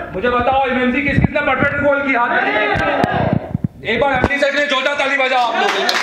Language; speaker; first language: Hindi; native; Hindi